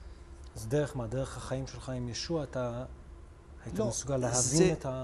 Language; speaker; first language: Hebrew; native; Hebrew